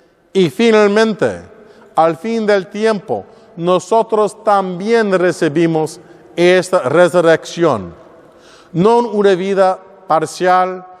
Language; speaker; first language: Spanish; non-native, learner; English